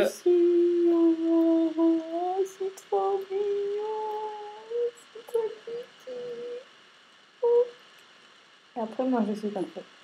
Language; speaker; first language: French; non-native, fluent; Spanish